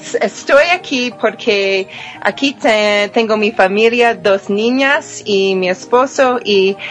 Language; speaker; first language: Spanish; non-native, fluent; English